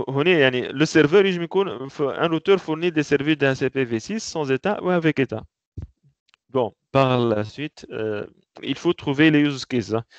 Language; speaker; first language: French; non-native, local second language; Arabic